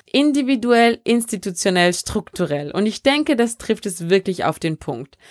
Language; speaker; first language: German; early bilingual, other home language; French